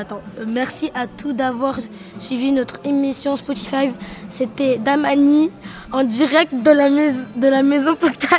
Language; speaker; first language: French; native; French